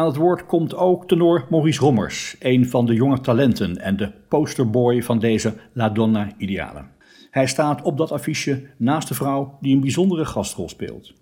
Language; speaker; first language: Dutch; native; Dutch